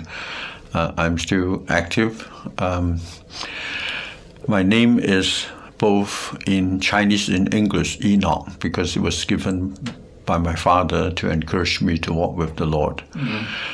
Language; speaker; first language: English; non-native, local second language; Cantonese